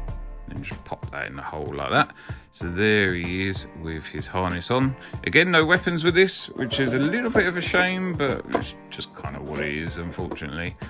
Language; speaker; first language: English; native; English